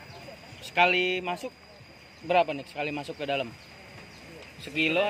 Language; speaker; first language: Indonesian; native; Indonesian